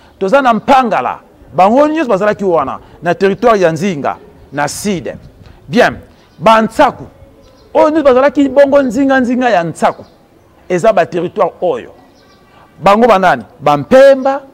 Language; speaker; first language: Lingala; non-native, local second language; Kongo